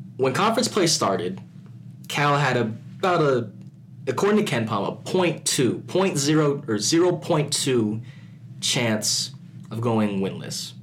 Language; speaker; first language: English; early bilingual, other home language; Filipino